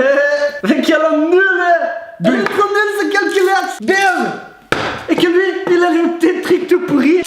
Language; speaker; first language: French; native; French